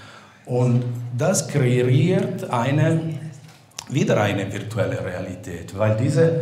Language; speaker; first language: German; non-native, fluent; Italian